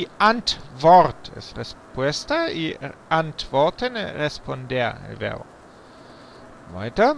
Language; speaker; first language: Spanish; non-native, learner; German